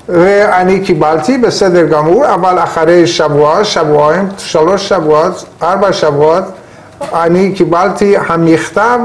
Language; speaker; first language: Hebrew; non-native, learner; Persian